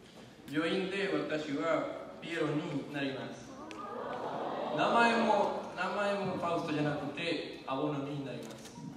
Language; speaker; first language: Japanese; non-native, learner; Spanish